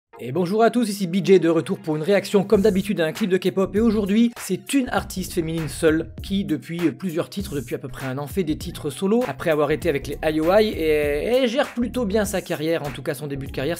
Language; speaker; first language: French; native; French